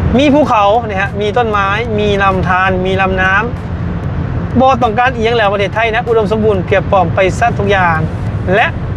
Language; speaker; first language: Thai; native; Thai